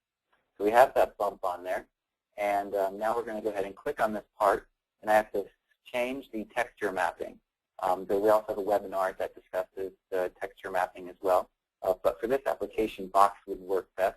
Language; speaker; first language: English; native; English